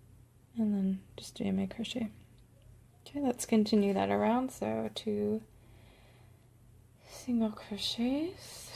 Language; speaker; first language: English; native; English